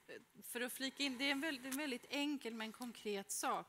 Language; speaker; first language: Swedish; native; Swedish